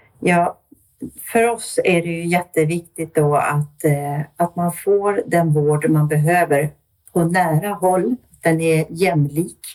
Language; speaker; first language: Swedish; native; Swedish